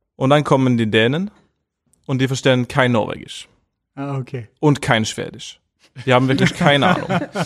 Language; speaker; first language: German; non-native, fluent; Norwegian